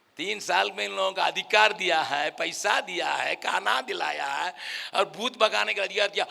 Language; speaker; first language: Hindi; non-native, local second language; Tamil